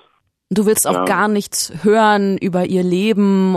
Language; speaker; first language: German; native; German